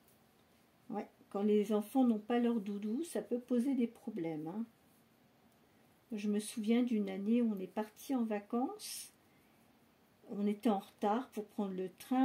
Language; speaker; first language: French; native; French